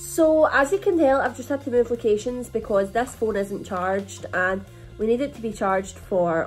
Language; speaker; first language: English; native; English